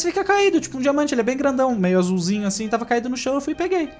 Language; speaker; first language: Portuguese; native; Portuguese